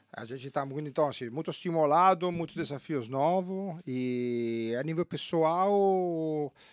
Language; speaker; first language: Portuguese; non-native, fluent; Italian